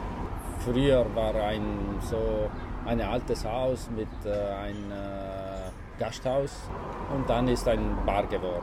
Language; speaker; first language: German; non-native, local second language; Italian